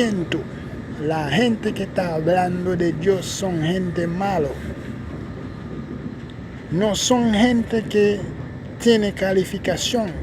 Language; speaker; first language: Spanish; non-native, fluent; Haitian Creole